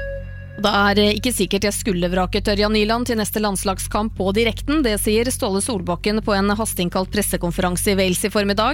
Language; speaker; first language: Norwegian; native; Norwegian